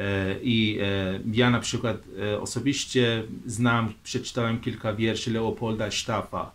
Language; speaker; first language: Polish; non-native, fluent; Persian